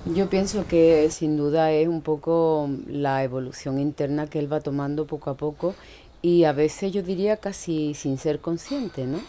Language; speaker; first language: Spanish; native; Spanish